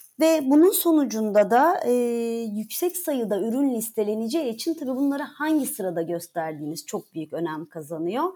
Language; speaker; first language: Turkish; native; Turkish